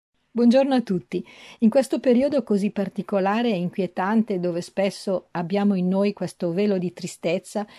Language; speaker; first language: Italian; native; Italian